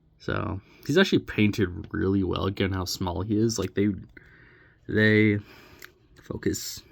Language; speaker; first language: English; native; English